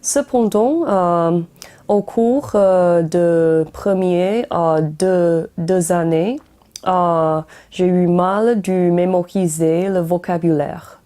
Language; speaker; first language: French; non-native, learner; Chinese